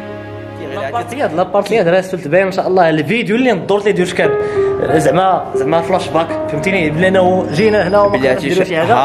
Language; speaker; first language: Arabic; native; Arabic